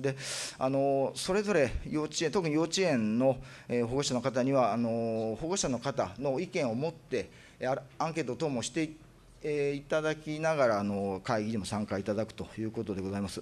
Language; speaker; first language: Japanese; native; Japanese